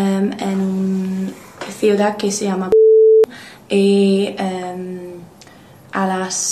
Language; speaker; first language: Spanish; non-native, learner; English